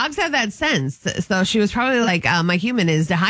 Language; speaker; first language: English; native; English